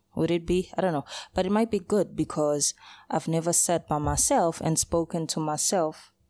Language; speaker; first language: English; early bilingual, other home language; Portuguese